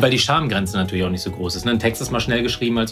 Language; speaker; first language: German; native; German